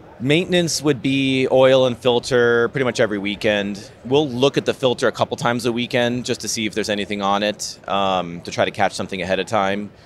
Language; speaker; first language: English; native; English